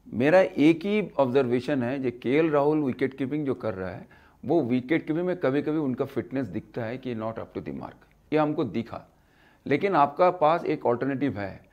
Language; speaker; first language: Hindi; native; Hindi